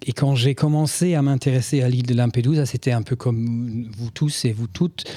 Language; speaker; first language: French; non-native, fluent; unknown